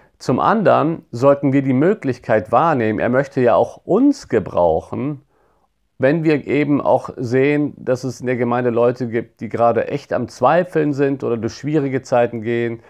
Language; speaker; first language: German; native; German